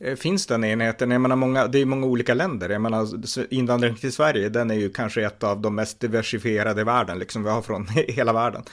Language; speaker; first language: Swedish; native; Swedish